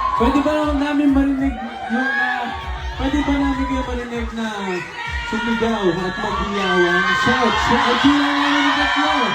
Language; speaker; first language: Filipino; native; Filipino